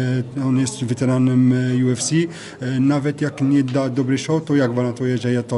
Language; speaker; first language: Polish; non-native, fluent; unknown